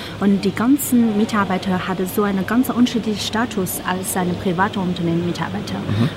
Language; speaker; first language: German; non-native, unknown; Chinese